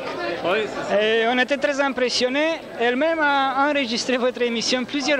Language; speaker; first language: French; non-native, fluent; Romanian